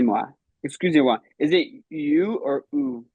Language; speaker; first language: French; non-native, learner; English